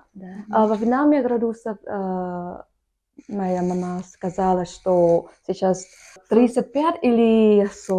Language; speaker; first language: Russian; non-native, learner; Vietnamese